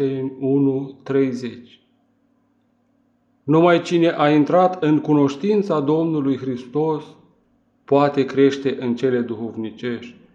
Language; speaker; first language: Romanian; native; Romanian